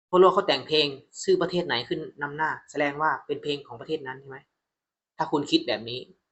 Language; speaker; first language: Thai; native; Thai